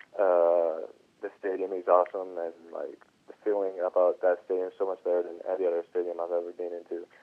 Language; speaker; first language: English; non-native, fluent; Italian